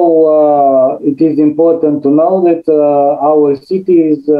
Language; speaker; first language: English; non-native, fluent; Romanian